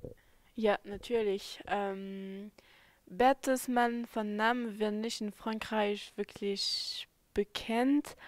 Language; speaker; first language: German; non-native, fluent; French